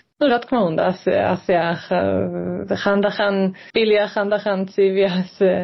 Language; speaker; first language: Georgian; early bilingual, heritage; Georgian